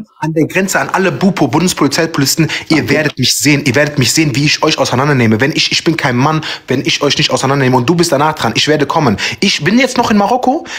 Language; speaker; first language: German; early bilingual, other home language; Turkish